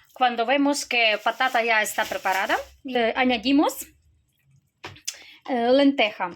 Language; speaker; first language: Spanish; non-native, learner; Ukrainian